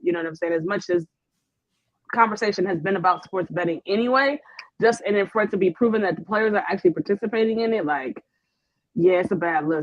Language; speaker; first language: English; native; English